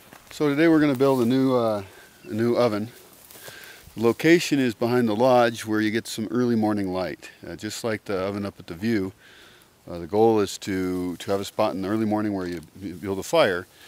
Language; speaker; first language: English; native; English